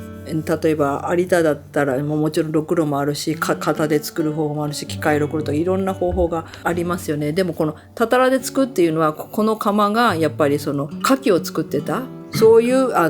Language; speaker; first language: Japanese; native; Japanese